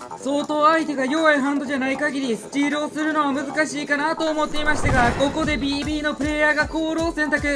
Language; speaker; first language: Japanese; native; Japanese